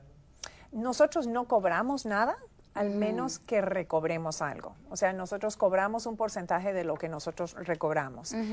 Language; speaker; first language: Spanish; native; Spanish